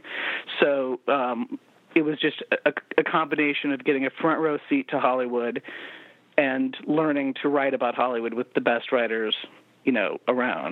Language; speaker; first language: English; native; English